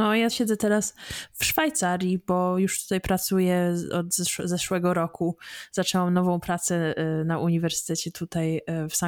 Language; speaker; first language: Polish; early bilingual, heritage; English